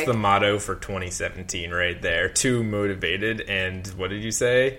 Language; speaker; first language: English; native; English